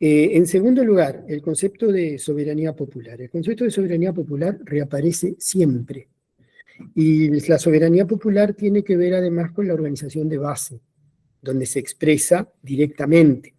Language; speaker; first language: Spanish; native; Spanish